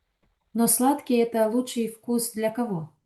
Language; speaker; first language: Russian; native; Russian